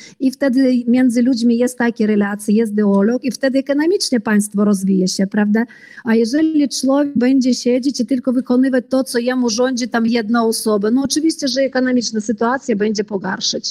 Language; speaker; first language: Polish; early bilingual, heritage; Polish